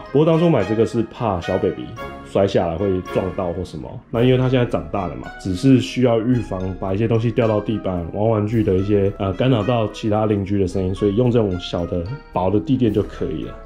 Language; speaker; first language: Chinese; native; Chinese